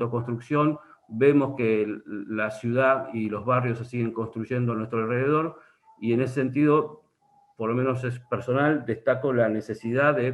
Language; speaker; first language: Spanish; native; Spanish